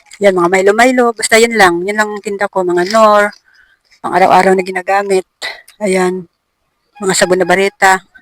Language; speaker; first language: Filipino; non-native, local second language; Cebuano